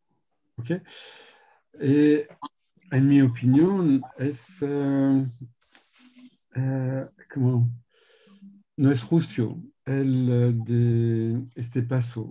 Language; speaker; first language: Spanish; non-native, learner; French